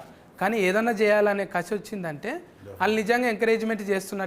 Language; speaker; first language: Telugu; native; Telugu